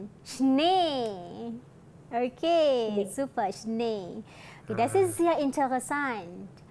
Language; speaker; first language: German; non-native, fluent; Malay